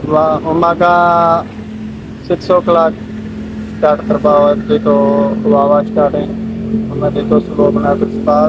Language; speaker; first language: Filipino; non-native, learner; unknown